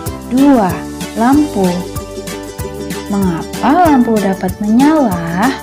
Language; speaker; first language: Indonesian; native; Indonesian